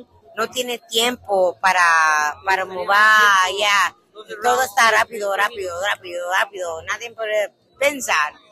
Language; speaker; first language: Spanish; non-native, learner; English